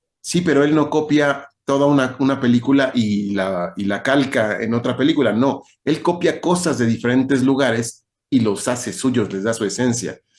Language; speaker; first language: Spanish; native; Spanish